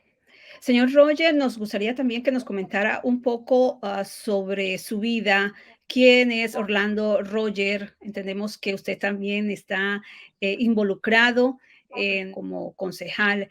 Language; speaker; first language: Spanish; native; Spanish